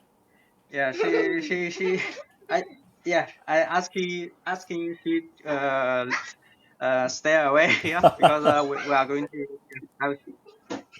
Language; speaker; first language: English; non-native, learner; Chinese